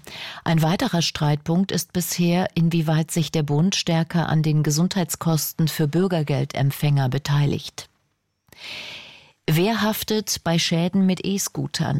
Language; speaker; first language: German; native; German